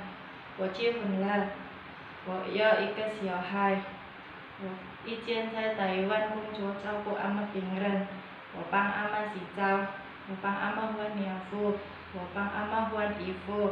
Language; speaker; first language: Chinese; non-native, learner; Indonesian